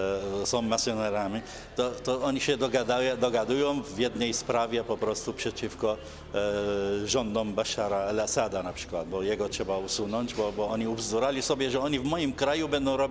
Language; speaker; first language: Polish; non-native, fluent; Arabic